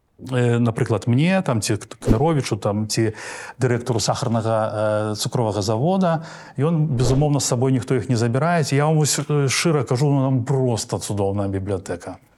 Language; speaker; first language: Belarusian; non-native, local second language; Russian